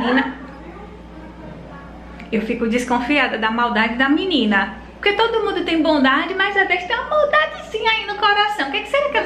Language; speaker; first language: Portuguese; native; Portuguese